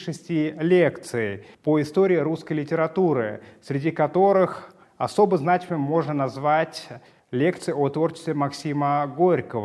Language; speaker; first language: Russian; native; Russian